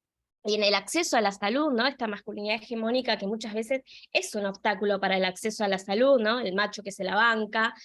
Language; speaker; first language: Spanish; native; Spanish